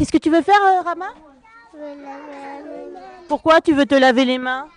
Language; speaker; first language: French; native; French